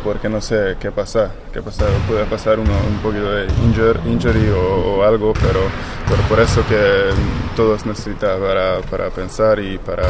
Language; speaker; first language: Spanish; non-native, learner; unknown